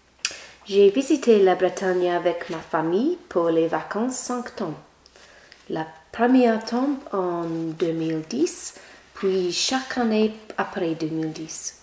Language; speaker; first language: French; non-native, learner; English